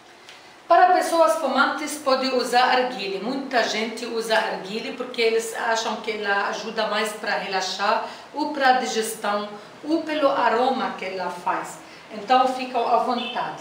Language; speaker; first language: Portuguese; non-native, fluent; Arabic